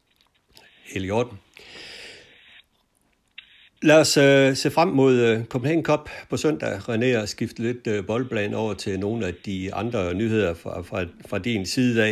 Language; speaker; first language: Danish; native; Danish